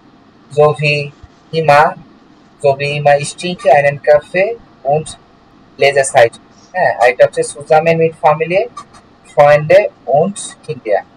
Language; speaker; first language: German; non-native, learner; Bangla